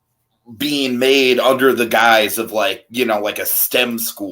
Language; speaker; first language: English; native; English